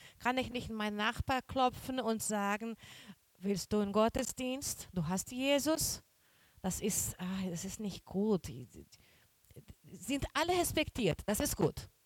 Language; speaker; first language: German; non-native, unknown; Portuguese